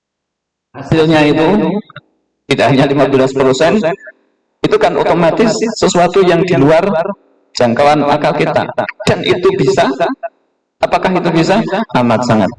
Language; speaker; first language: Indonesian; non-native, local second language; Javanese